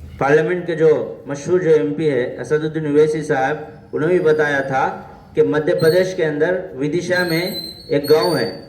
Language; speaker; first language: Urdu; native; Urdu